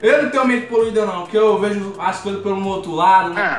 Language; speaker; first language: Portuguese; native; Portuguese